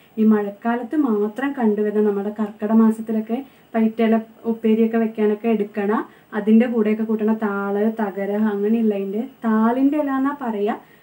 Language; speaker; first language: Malayalam; non-native, local second language; Konkani